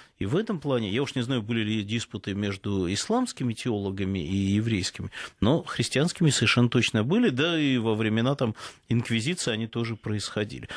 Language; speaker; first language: Russian; native; Russian